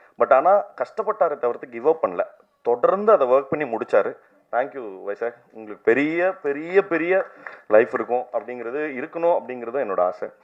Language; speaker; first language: Tamil; native; Tamil